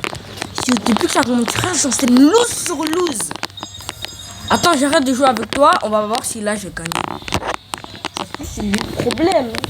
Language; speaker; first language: French; native; French